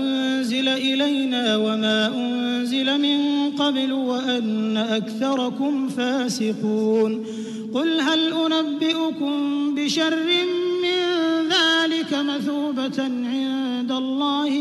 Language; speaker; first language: Arabic; native; Arabic